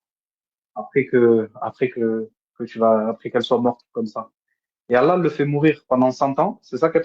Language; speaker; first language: French; native; French